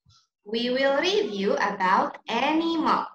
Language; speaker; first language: English; non-native, learner; Indonesian